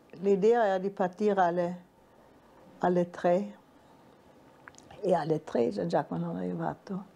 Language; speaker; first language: Italian; non-native, fluent; German